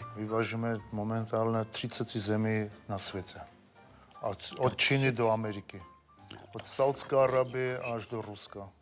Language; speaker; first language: Czech; non-native, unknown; Armenian